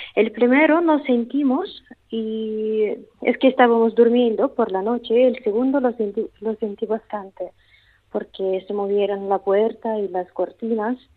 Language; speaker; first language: Spanish; non-native, fluent; Russian